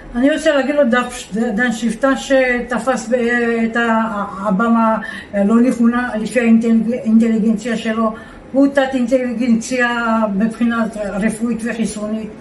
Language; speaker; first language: Hebrew; non-native, fluent; Georgian